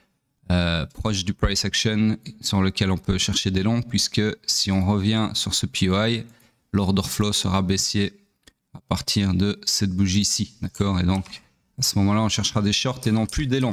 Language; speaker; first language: French; native; French